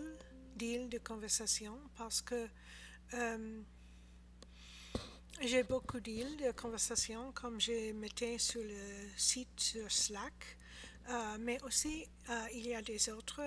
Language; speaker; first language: French; non-native, learner; English